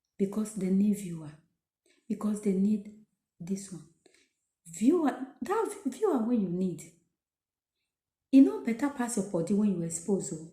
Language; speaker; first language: Nigerian Pidgin; non-native, local second language; Esan